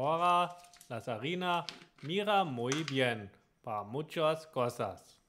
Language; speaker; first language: Spanish; non-native, learner; German